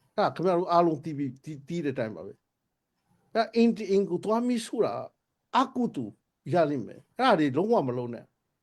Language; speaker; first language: Burmese; non-native, local second language; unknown